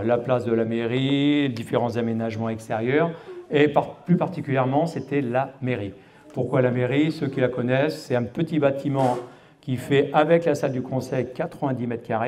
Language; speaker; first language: French; native; French